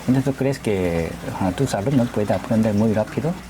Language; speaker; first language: Spanish; non-native, learner; Korean